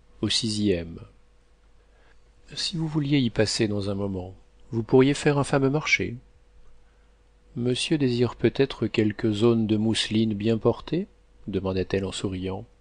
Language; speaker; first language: French; native; French